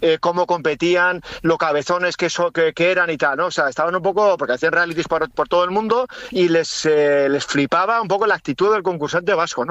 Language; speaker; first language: Spanish; native; Spanish